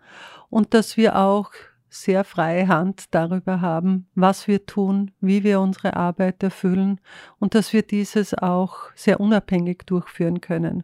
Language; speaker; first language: German; native; German